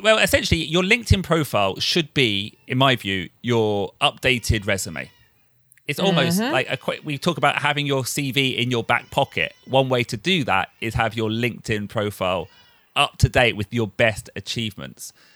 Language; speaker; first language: English; native; English